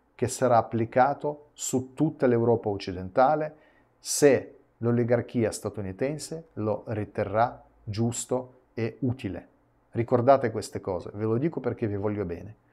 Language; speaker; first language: Italian; non-native, fluent; Russian